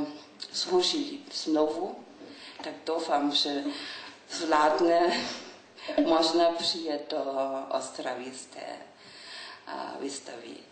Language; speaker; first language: Czech; non-native, learner; German